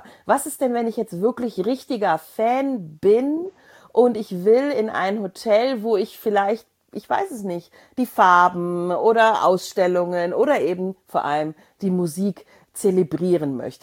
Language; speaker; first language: German; native; German